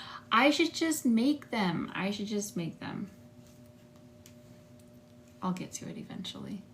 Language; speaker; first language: English; native; English